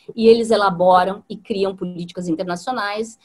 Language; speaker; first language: Portuguese; native; Portuguese